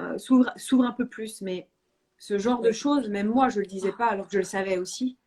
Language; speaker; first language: French; native; French